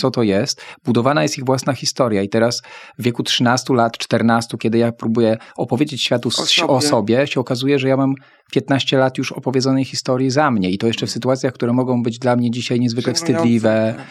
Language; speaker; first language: Polish; native; Polish